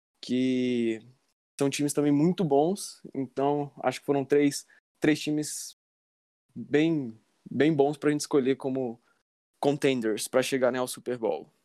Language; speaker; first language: Portuguese; native; Portuguese